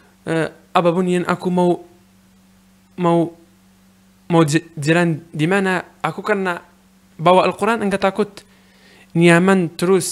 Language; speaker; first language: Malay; non-native, learner; Arabic